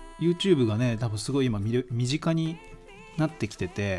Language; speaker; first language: Japanese; native; Japanese